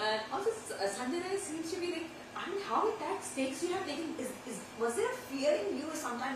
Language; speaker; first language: English; non-native, local second language; Hindi